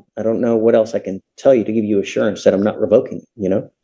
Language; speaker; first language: English; native; English